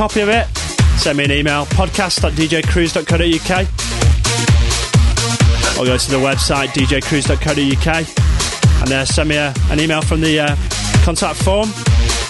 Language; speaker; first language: English; native; English